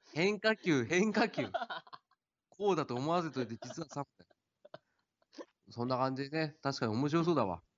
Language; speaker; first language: Japanese; native; Japanese